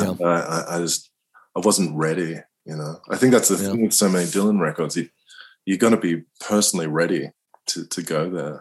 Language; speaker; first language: English; native; English